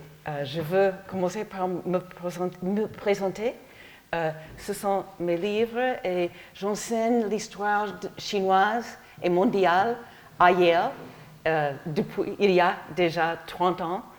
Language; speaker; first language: French; non-native, learner; English